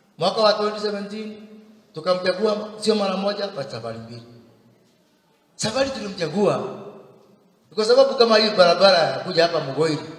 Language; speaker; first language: Swahili; non-native, local second language; Kikuyu